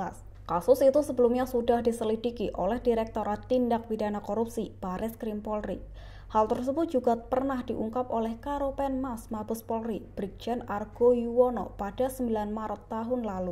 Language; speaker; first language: Indonesian; native; Indonesian